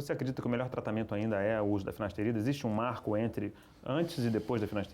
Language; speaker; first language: Portuguese; native; Portuguese